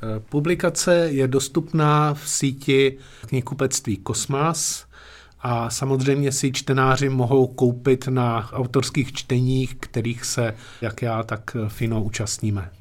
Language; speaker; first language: Czech; native; Czech